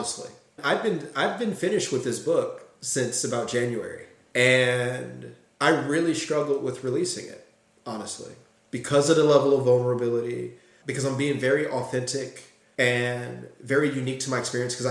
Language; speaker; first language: English; native; English